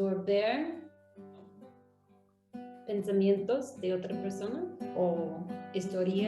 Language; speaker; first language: Spanish; non-native, fluent; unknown